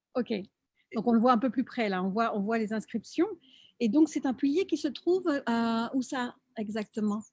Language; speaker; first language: French; native; French